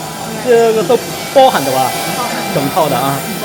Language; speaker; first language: Chinese; non-native, fluent; Korean